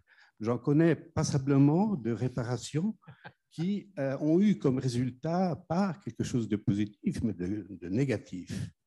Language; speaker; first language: French; non-native, fluent; German